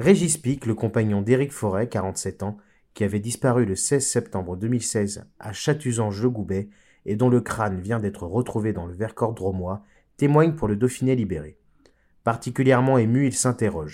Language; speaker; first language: French; native; French